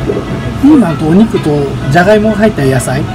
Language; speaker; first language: Japanese; native; Japanese